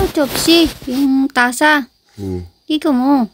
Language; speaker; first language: Korean; non-native, learner; Filipino